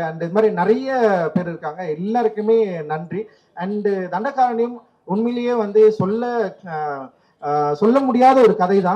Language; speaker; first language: Tamil; native; Tamil